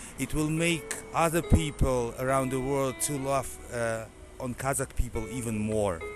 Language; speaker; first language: English; non-native, fluent; Russian